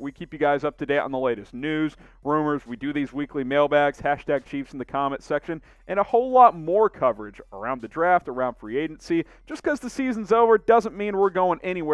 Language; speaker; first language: English; native; English